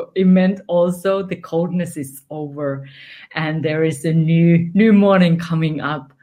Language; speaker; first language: English; non-native, fluent; Finnish